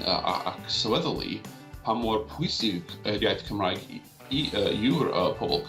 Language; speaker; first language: Welsh; non-native, fluent; English